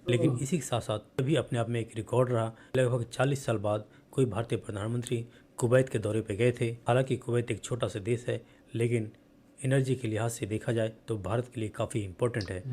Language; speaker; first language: Hindi; native; Hindi